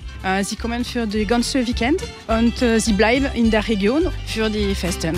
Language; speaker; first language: German; non-native, learner; French